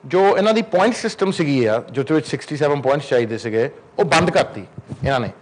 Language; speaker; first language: Punjabi; early bilingual, heritage; Punjabi